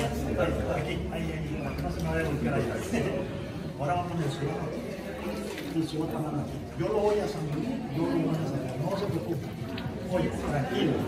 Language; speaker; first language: Spanish; native; Spanish